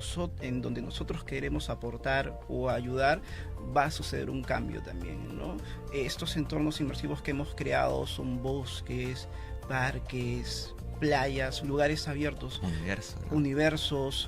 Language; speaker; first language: Spanish; native; Spanish